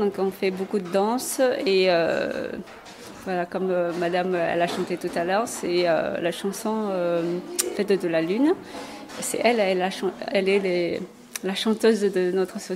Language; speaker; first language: French; non-native, learner; Chinese